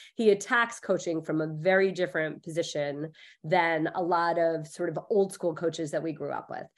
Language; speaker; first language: English; early bilingual, other home language; Hindi